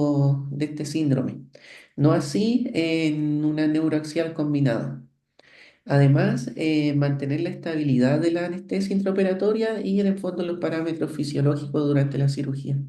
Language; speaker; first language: Spanish; native; Spanish